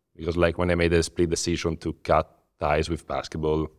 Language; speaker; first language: English; non-native, fluent; Italian